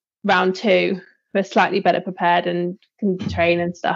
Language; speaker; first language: English; native; English